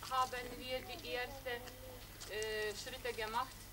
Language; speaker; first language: German; non-native, fluent; Lithuanian